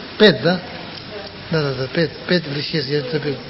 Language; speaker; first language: Russian; non-native, learner; Tibetan